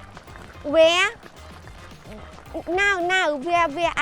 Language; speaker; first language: English; non-native, learner; Khmer